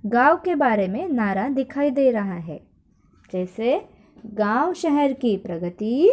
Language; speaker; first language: Hindi; non-native, local second language; Marathi